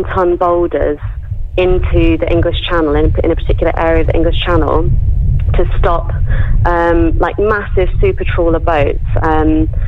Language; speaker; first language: English; native; English